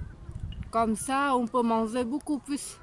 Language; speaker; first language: French; non-native, fluent; Vietnamese